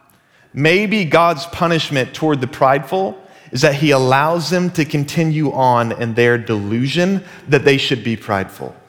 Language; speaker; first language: English; native; English